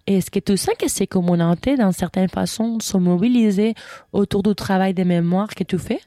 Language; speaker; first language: French; non-native, fluent; Spanish